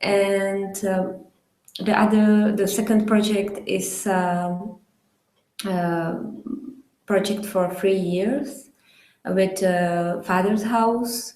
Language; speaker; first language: English; non-native, fluent; Czech